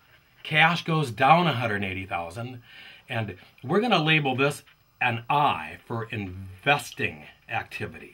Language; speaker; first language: English; native; English